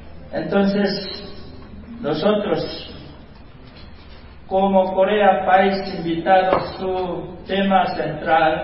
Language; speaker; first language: Spanish; non-native, fluent; Korean